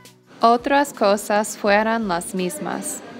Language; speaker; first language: Spanish; non-native, fluent; English